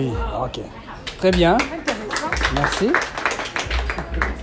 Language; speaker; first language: French; non-native, fluent; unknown